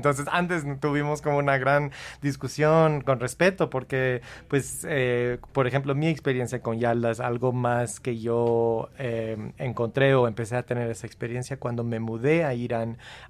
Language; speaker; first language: Spanish; non-native, fluent; English